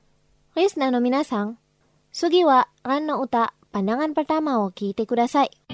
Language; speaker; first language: Japanese; non-native, fluent; Indonesian